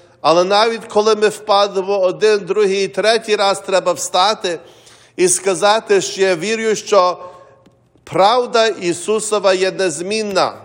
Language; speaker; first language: Ukrainian; early bilingual, heritage; Ukrainian